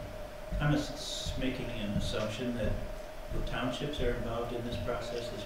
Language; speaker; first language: English; native; English